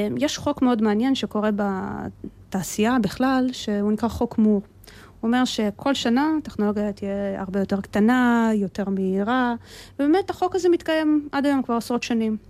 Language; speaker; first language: Hebrew; early bilingual, other home language; Russian